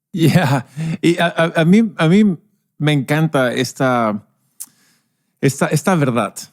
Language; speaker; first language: Spanish; non-native, local second language; English